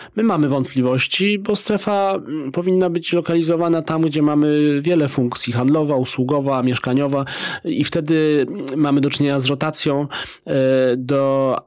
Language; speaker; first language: Polish; native; Polish